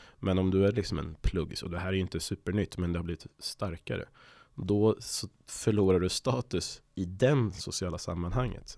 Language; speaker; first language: Swedish; native; Swedish